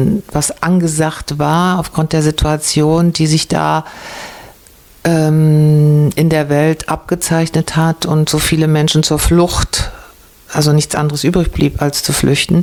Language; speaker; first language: German; native; German